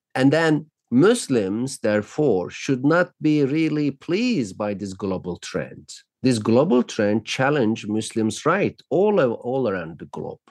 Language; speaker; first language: English; non-native, fluent; Turkish